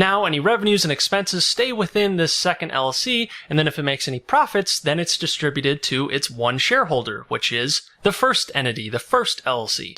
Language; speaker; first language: English; native; English